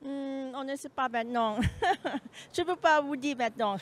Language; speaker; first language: French; non-native, learner; Thai